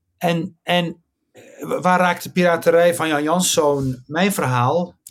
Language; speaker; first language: Dutch; early bilingual, other home language; Riffian